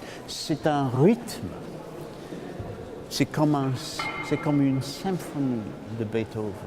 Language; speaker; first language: French; non-native, fluent; English